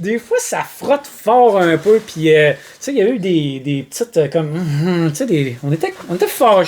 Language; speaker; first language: French; native; French